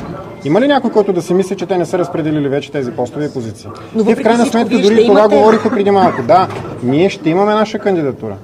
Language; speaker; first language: Bulgarian; native; Bulgarian